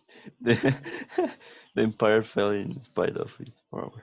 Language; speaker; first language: English; non-native, learner; Spanish